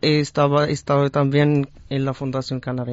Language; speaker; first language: Spanish; non-native, learner; Arabic